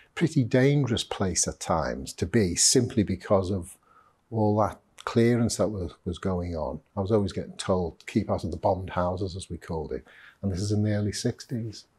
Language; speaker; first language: English; native; English